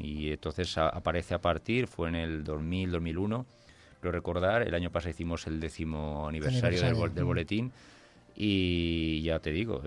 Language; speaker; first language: Spanish; native; Spanish